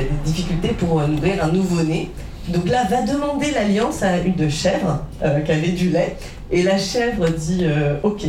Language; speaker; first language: French; native; French